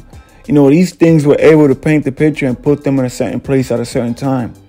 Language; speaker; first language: English; native; English